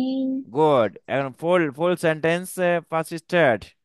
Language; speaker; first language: English; non-native, learner; Bangla